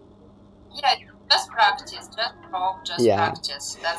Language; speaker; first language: English; non-native, fluent; Russian